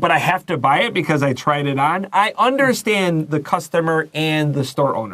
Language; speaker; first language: English; native; English